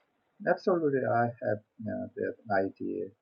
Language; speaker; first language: English; non-native, learner; Korean